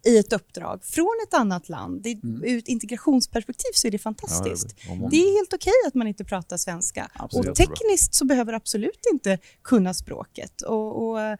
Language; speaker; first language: Swedish; native; Swedish